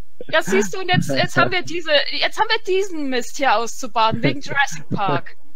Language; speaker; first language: German; native; German